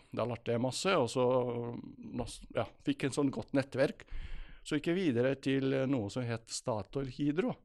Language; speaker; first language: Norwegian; non-native, fluent; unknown